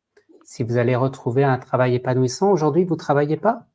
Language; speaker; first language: French; native; French